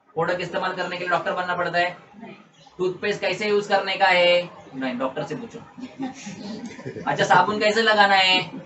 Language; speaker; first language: Hindi; non-native, local second language; Marathi